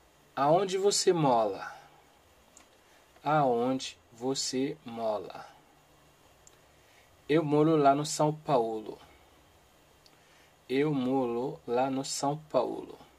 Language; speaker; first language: Portuguese; non-native, learner; Haitian Creole